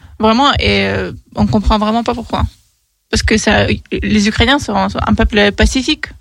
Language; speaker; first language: French; non-native, fluent; Ukrainian